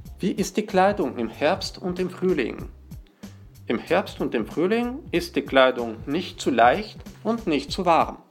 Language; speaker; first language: German; non-native, fluent; Russian